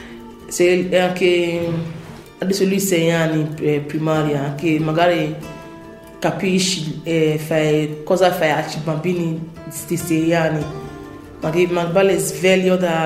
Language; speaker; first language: Italian; non-native, learner; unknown